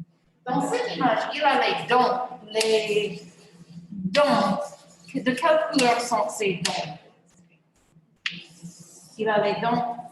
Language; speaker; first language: French; non-native, fluent; English